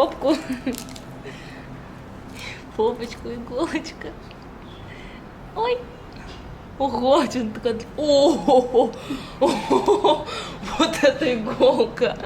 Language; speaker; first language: Russian; native; Russian